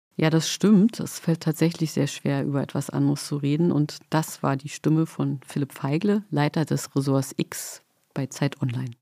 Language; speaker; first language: German; native; German